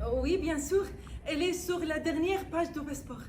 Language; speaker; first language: French; non-native, fluent; Arabic